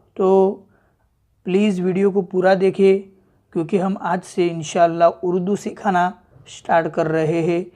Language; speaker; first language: Hindi; native; Hindi